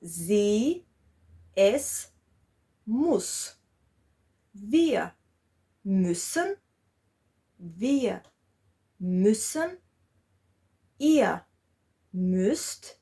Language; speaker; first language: German; non-native, fluent; Georgian